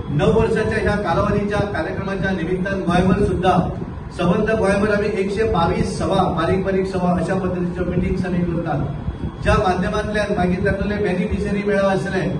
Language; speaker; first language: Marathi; non-native, local second language; Konkani